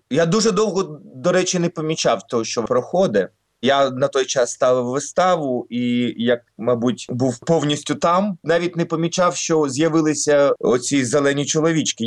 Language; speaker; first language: Ukrainian; non-native, local second language; Russian